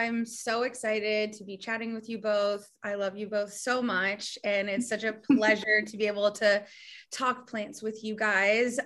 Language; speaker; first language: English; native; English